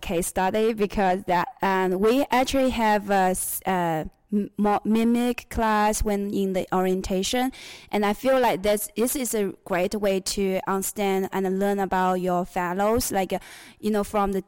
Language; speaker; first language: English; non-native, fluent; Chinese